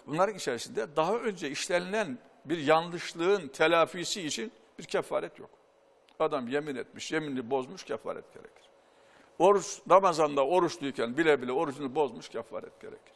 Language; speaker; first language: Turkish; native; Turkish